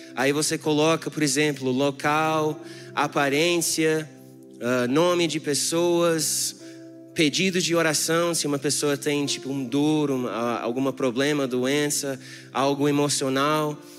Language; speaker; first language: Portuguese; non-native, fluent; English